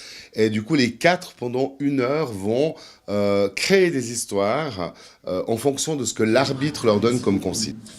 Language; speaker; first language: French; native; French